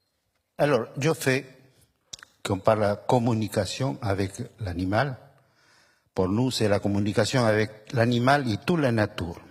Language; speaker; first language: French; non-native, fluent; Spanish